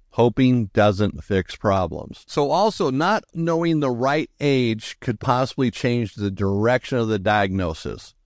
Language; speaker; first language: English; native; English